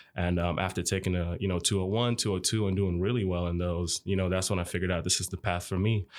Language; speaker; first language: English; early bilingual, other home language; Arabic